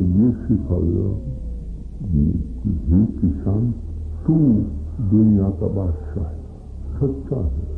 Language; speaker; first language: Hindi; non-native, local second language; Gujarati